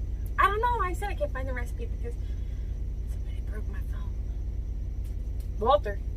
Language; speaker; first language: English; native; English